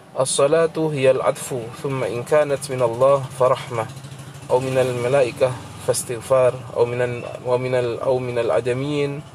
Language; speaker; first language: Arabic; non-native, fluent; Indonesian